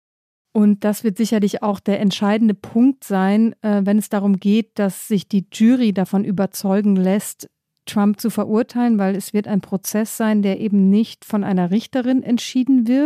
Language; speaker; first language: German; native; German